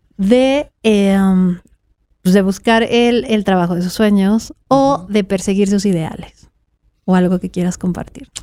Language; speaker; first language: Spanish; native; Spanish